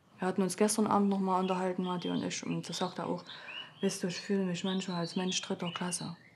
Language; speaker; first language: German; native; German